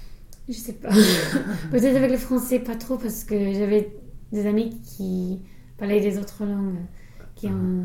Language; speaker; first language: French; non-native, fluent; English